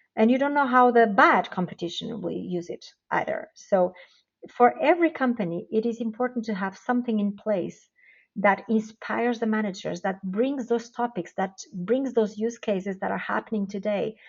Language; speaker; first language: English; non-native, fluent; Portuguese